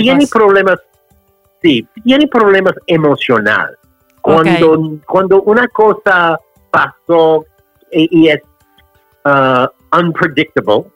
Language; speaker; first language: Spanish; non-native, learner; English